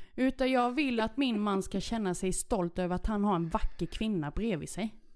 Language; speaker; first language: Swedish; early bilingual, other home language; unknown